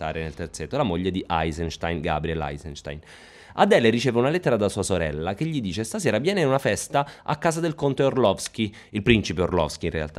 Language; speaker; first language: Italian; native; Italian